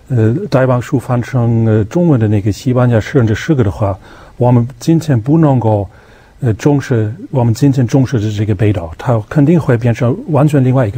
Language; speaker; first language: Chinese; non-native, fluent; German